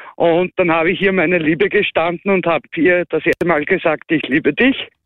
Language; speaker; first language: German; non-native, fluent; Macedonian